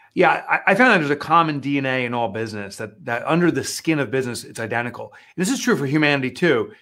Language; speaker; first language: English; native; English